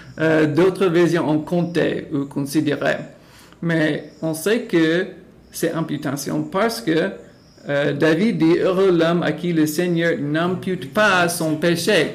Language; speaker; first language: French; non-native, fluent; English